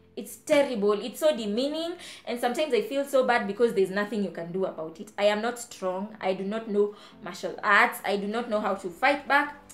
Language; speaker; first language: English; non-native, local second language; Kamba